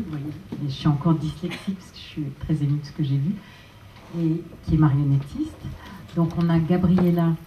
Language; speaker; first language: French; native; French